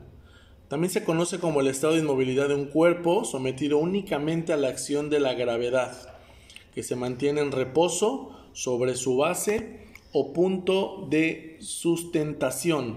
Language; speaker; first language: Spanish; native; Spanish